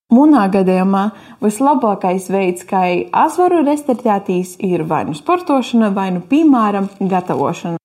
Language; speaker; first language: Latvian; native; Latvian